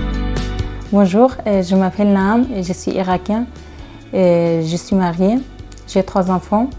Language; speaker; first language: French; non-native, learner; Kurdish